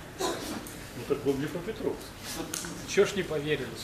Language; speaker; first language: Russian; native; Russian